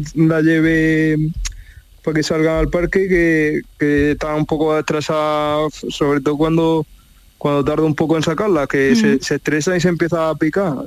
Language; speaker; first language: Spanish; native; Spanish